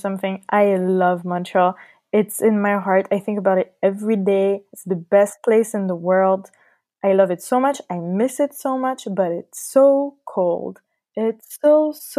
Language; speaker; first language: English; non-native, fluent; French